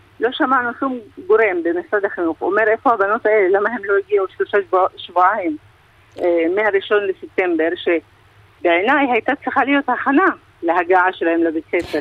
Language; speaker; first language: Hebrew; non-native, local second language; Arabic